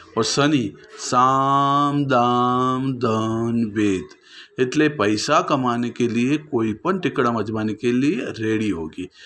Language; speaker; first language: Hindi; non-native, local second language; Gujarati